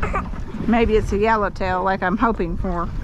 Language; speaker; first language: English; native; English